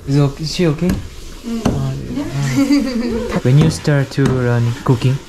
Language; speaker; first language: English; non-native, learner; Korean